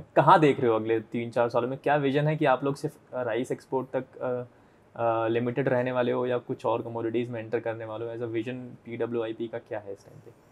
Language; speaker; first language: Hindi; native; Hindi